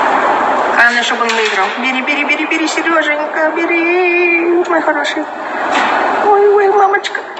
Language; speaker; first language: Russian; native; Russian